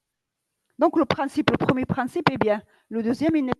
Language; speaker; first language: French; non-native, local second language; Arabic